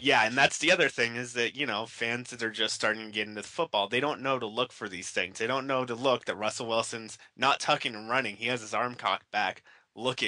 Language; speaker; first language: English; native; English